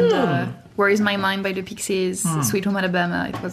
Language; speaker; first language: English; non-native, fluent; French